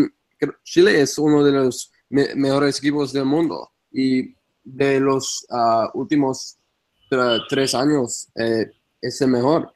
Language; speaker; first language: Spanish; non-native, fluent; English